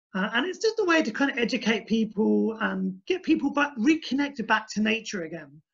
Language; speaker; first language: English; native; English